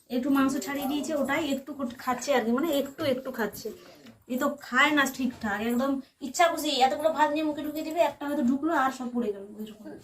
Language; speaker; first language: Bangla; native; Bangla